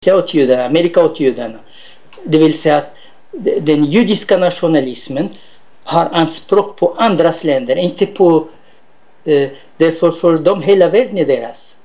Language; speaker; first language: Swedish; non-native, fluent; Arabic